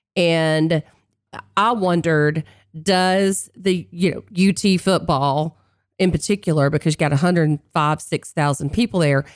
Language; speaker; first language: English; native; English